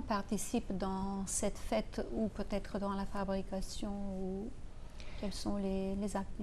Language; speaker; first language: French; non-native, fluent; Macedonian